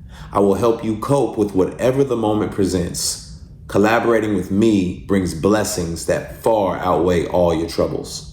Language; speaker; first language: English; native; English